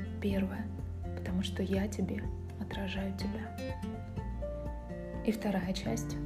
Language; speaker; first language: Russian; native; Russian